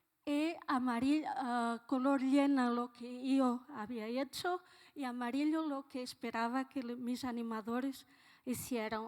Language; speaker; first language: Spanish; non-native, fluent; Portuguese